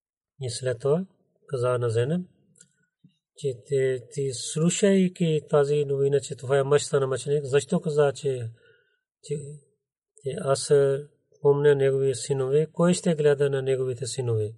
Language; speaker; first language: Bulgarian; non-native, learner; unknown